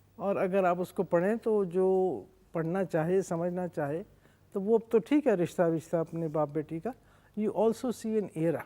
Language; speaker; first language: Urdu; non-native, local second language; English